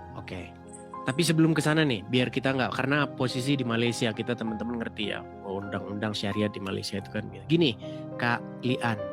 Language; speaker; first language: Indonesian; native; Indonesian